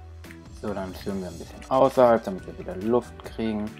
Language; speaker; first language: German; native; German